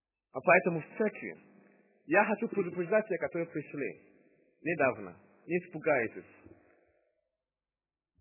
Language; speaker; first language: Russian; non-native, fluent; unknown